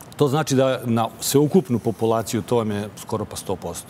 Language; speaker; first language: Serbian; native; Serbian